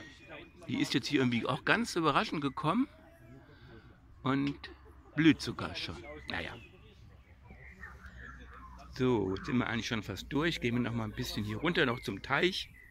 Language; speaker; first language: German; native; German